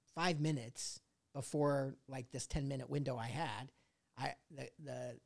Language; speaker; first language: English; native; English